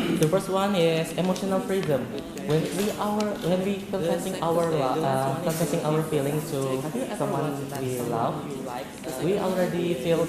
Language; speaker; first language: English; non-native, learner; Indonesian